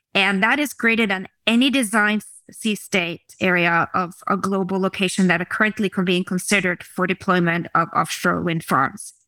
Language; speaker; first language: English; non-native, fluent; Norwegian